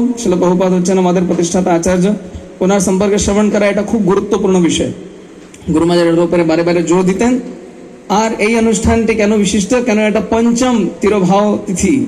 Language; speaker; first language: Bangla; non-native, fluent; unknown